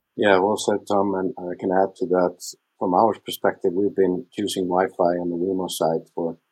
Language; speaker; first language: English; non-native, fluent; Icelandic